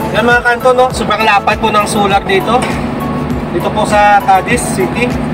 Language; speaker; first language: Filipino; non-native, local second language; Hiligaynon